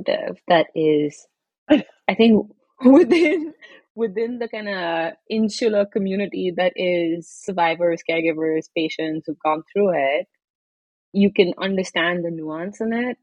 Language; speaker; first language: English; non-native, local second language; Hindi